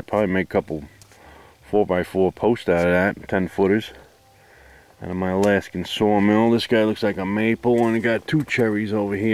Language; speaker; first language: English; native; English